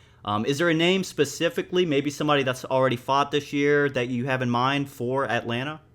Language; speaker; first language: English; native; English